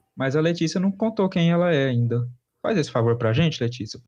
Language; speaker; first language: Portuguese; native; Portuguese